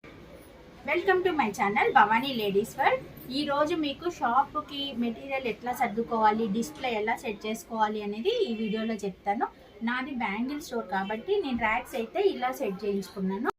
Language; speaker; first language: Telugu; native; Telugu